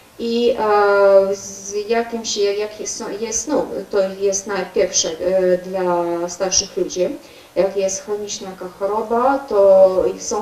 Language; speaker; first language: Polish; non-native, learner; Ukrainian